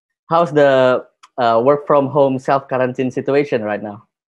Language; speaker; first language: English; non-native, fluent; Indonesian